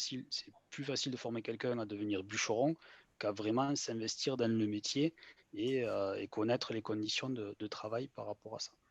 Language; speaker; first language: French; native; French